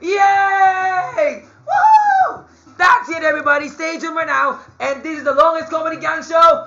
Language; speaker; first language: English; non-native, local second language; Filipino